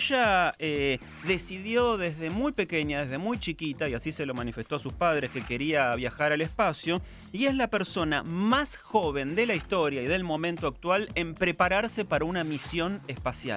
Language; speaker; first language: Spanish; native; Spanish